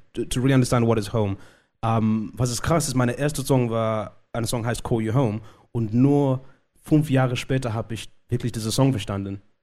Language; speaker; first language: German; non-native, learner; Shona